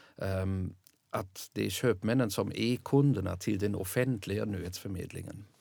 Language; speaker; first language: Swedish; non-native, fluent; German